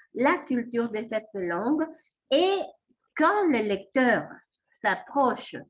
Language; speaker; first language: French; non-native, fluent; Spanish